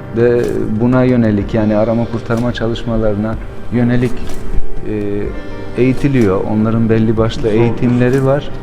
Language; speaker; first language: Turkish; non-native, fluent; Albanian